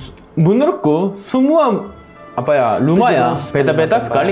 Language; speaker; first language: Indonesian; non-native, learner; Korean